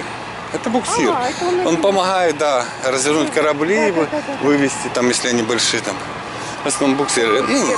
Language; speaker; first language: Russian; native; Russian